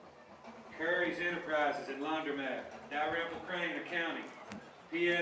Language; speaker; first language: English; native; English